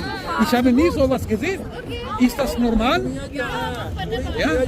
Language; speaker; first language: German; non-native, learner; Punjabi